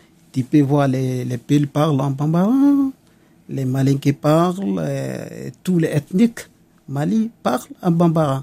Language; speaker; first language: French; non-native, local second language; Bambara